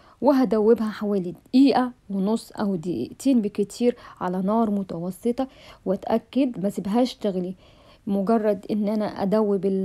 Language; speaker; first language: Arabic; native; Arabic